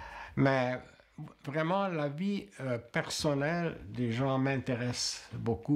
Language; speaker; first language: French; non-native, fluent; Hungarian